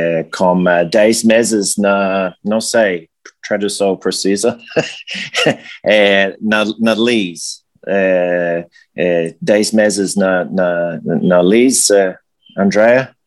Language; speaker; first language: Portuguese; non-native, learner; English